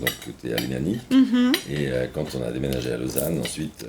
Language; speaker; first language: French; native; French